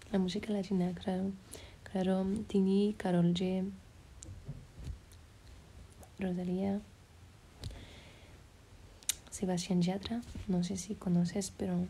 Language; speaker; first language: Spanish; early bilingual, heritage; French